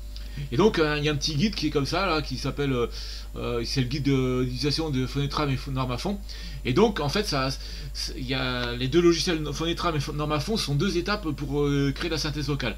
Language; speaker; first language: French; native; French